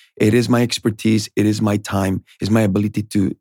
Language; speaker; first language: English; non-native, fluent; Spanish